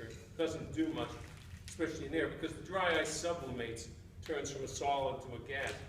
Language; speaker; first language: English; native; English